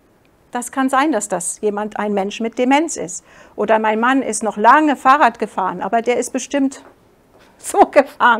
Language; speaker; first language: German; non-native, fluent; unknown